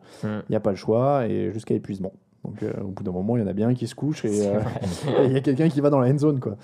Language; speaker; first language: French; native; French